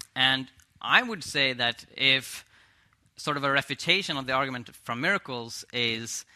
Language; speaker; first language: English; non-native, fluent; Swedish